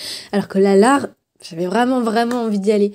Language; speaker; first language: French; native; French